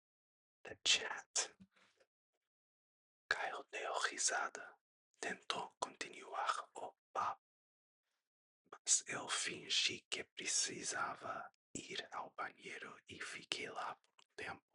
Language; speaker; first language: Portuguese; non-native, learner; English